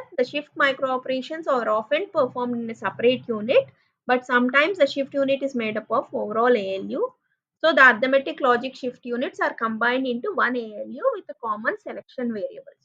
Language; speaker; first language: English; non-native, local second language; Telugu